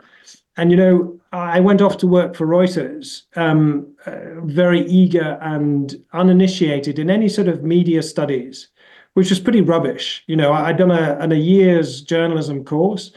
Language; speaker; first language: English; native; English